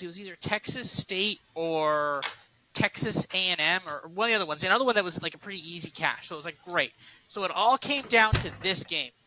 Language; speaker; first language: English; native; English